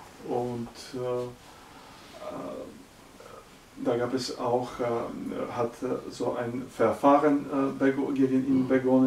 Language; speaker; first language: German; non-native, learner; Bulgarian